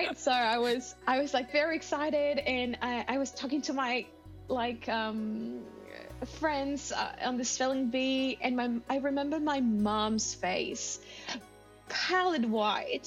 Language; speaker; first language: English; non-native, fluent; Spanish